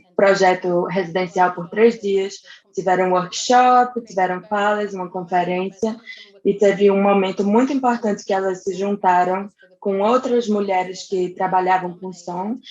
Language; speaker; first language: Portuguese; non-native, fluent; English